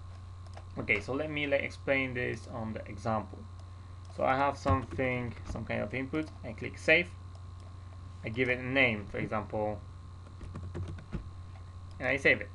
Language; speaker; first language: English; non-native, fluent; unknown